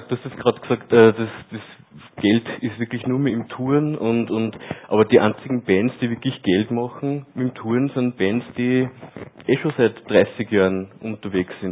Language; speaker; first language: German; native; German